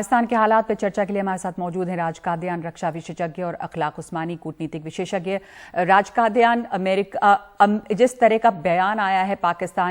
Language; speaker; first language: Hindi; native; Hindi